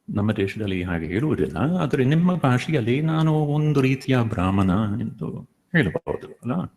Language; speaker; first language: Kannada; non-native, fluent; Dutch